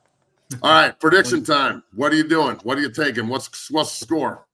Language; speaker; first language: English; native; English